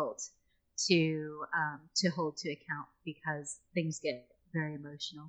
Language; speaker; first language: English; native; English